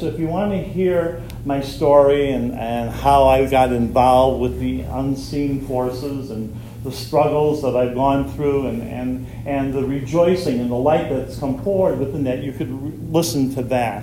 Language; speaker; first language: English; native; English